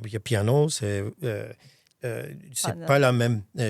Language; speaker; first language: French; non-native, fluent; Armenian